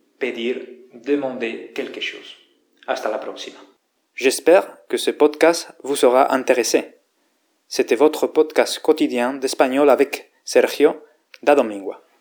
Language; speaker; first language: French; non-native, fluent; Spanish